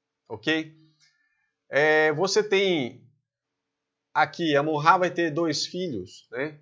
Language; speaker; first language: Portuguese; native; Portuguese